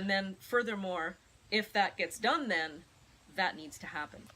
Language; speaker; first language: English; native; English